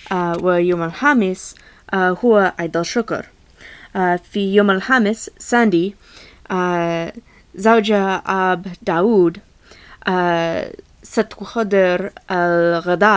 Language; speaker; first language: Arabic; non-native, learner; English